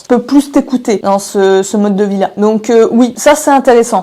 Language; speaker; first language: French; native; French